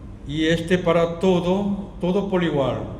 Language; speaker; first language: Spanish; non-native, fluent; Korean